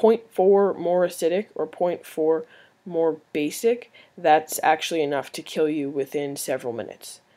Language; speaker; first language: English; native; English